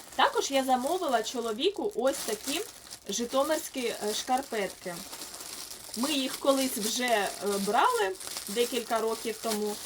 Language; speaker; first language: Ukrainian; native; Ukrainian